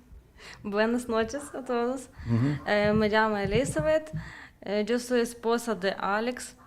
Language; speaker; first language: Spanish; non-native, learner; Russian